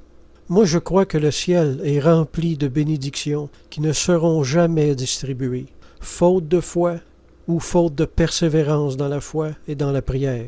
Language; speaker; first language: French; native; French